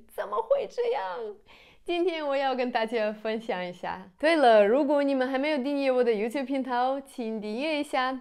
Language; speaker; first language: Chinese; non-native, fluent; Russian